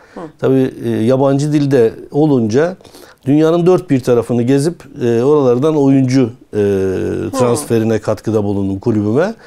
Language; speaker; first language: Turkish; native; Turkish